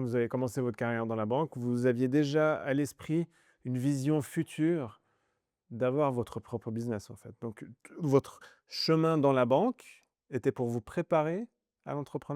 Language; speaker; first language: French; native; French